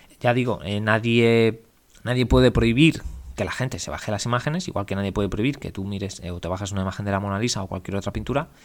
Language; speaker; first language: Spanish; native; Spanish